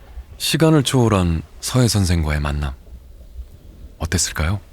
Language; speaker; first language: Korean; native; Korean